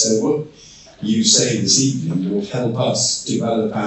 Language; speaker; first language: English; native; English